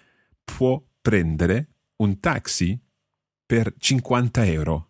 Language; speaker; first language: Italian; non-native, fluent; English